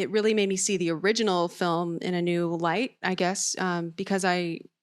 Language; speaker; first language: English; native; English